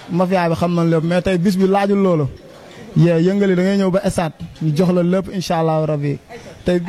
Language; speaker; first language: Wolof; non-native, local second language; Serer